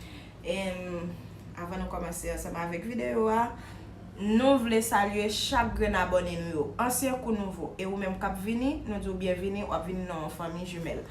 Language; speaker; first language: French; non-native, local second language; Haitian Creole